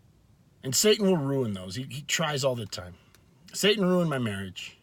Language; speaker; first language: English; native; English